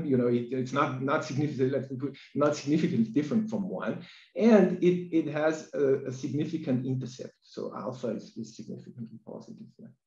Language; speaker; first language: English; non-native, fluent; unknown